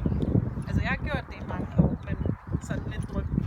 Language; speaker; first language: Danish; native; Danish